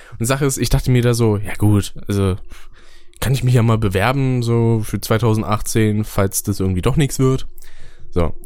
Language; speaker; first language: German; native; German